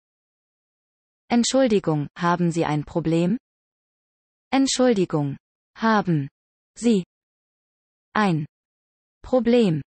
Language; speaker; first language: German; non-native, learner; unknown